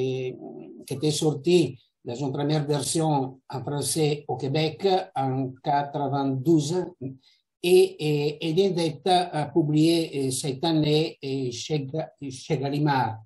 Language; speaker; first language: French; non-native, fluent; Italian